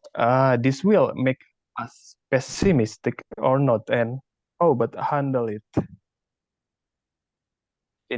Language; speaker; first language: English; non-native, learner; Indonesian